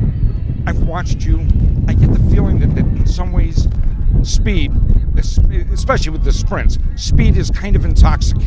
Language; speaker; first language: English; native; English